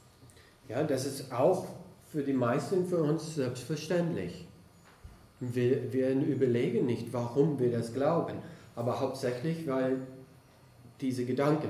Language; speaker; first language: German; non-native, fluent; English